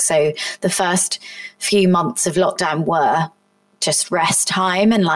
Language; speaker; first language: English; native; English